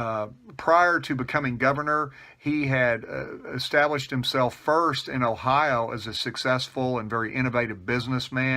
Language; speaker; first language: English; native; English